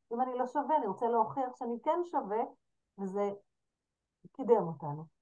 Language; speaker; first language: Hebrew; native; Hebrew